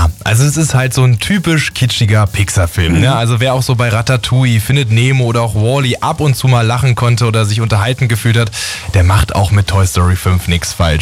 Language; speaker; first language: German; native; German